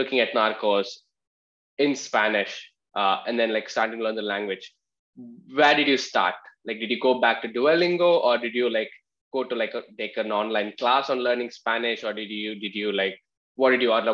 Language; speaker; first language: English; non-native, local second language; Malayalam